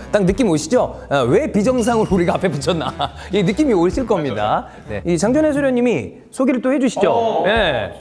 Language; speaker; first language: Korean; native; Korean